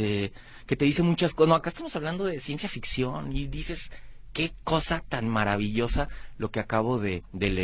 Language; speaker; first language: Spanish; native; Spanish